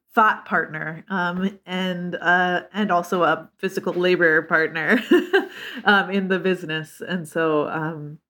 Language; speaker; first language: English; native; English